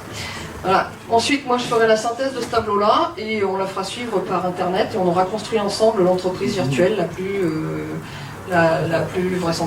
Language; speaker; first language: French; native; French